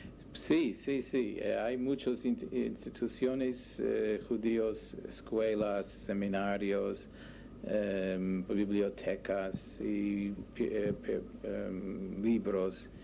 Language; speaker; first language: Spanish; non-native, learner; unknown